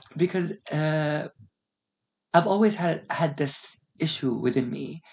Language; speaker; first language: English; non-native, fluent; Arabic